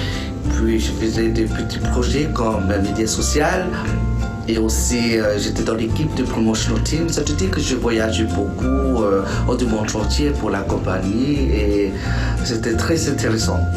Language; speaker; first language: French; non-native, fluent; English